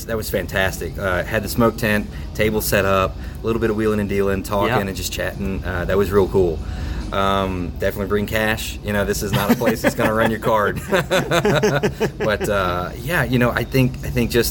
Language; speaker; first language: English; native; English